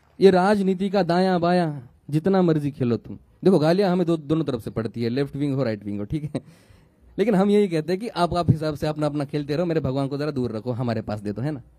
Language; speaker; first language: Hindi; non-native, local second language; Marathi